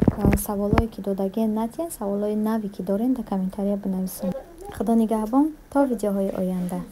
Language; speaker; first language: Tajik; early bilingual, heritage; Tajik